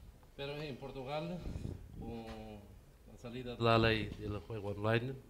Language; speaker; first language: Spanish; non-native, learner; Portuguese